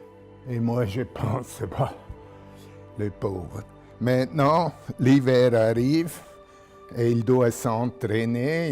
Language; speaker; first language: French; non-native, local second language; German